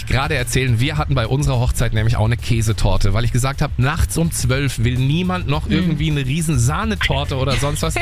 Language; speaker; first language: German; native; German